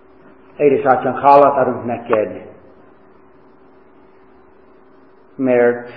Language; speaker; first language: Hungarian; non-native, fluent; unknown